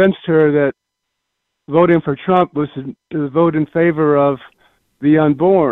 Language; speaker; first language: English; native; English